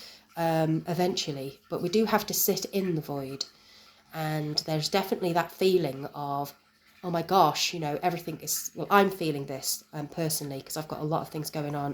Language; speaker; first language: English; native; English